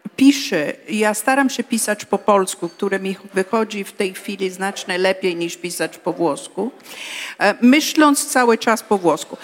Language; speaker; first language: Polish; non-native, fluent; Italian